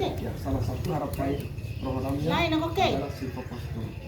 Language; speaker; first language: Indonesian; non-native, local second language; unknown